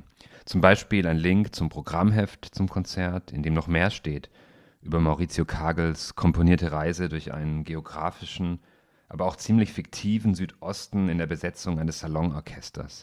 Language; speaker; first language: German; native; German